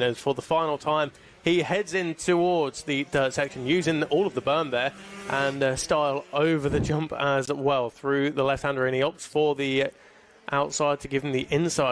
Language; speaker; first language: English; native; English